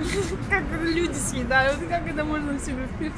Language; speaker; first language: Polish; non-native, learner; Russian